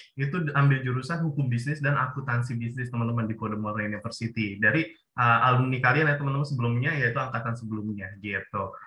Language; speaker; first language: Indonesian; native; Indonesian